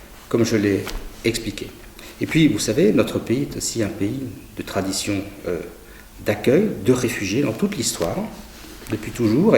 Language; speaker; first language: French; native; French